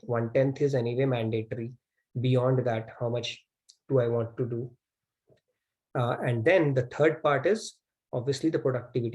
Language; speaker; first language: English; non-native, local second language; Hindi